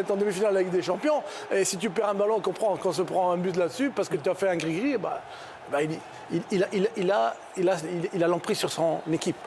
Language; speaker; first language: French; native; French